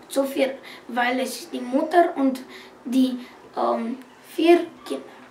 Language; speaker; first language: German; non-native, learner; Romanian